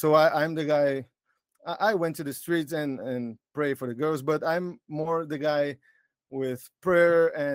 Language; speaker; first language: English; non-native, fluent; Portuguese